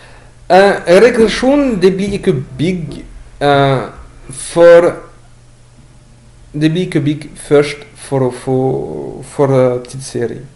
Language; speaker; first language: Norwegian; non-native, learner; French